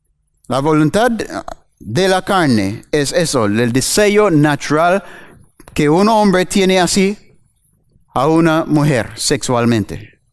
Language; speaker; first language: Spanish; non-native, fluent; English